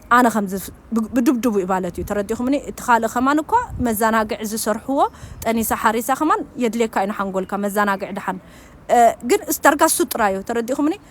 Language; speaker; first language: Tigrinya; early bilingual, heritage; German